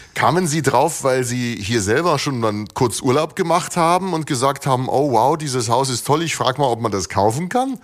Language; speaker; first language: German; native; German